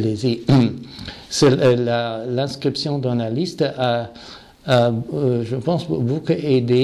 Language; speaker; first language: French; non-native, fluent; German